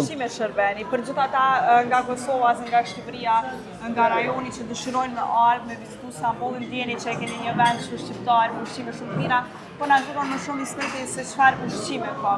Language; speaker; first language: Albanian; native; Albanian